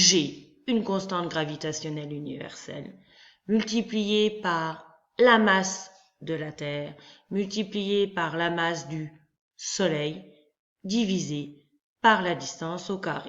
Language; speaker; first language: French; native; French